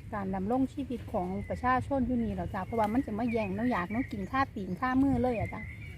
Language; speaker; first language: Thai; native; Thai